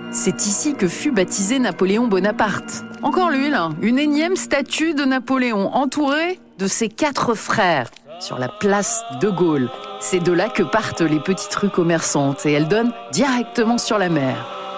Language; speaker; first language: French; native; French